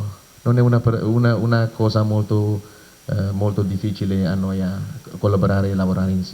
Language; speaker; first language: Italian; non-native, fluent; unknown